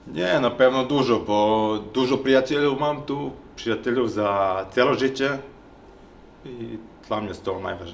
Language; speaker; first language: Polish; non-native, learner; Serbian